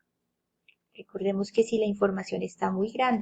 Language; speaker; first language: Spanish; native; Spanish